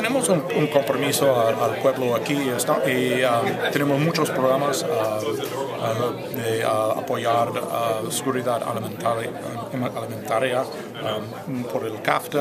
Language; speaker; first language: Spanish; non-native, fluent; English